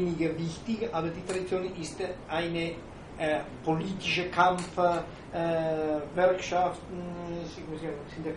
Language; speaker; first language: German; non-native, fluent; Italian